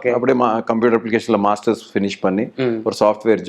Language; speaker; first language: Tamil; non-native, learner; Telugu